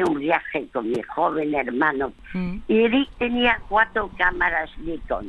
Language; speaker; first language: Spanish; early bilingual, other home language; French